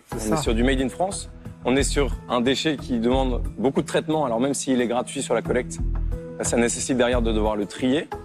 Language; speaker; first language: French; native; French